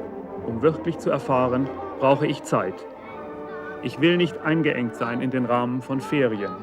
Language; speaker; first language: German; native; German